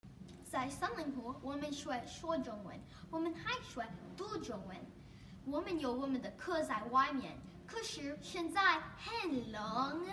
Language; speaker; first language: Chinese; non-native, learner; English